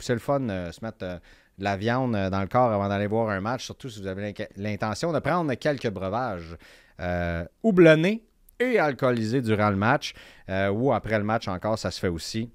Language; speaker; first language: French; native; French